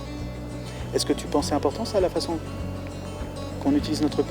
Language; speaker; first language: French; native; French